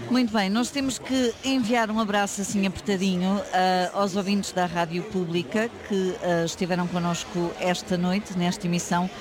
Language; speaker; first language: Portuguese; early bilingual, heritage; Portuguese